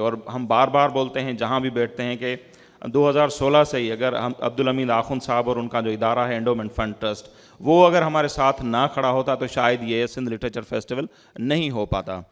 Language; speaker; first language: Urdu; non-native, local second language; Sindhi